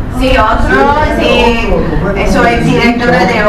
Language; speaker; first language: Spanish; non-native, fluent; English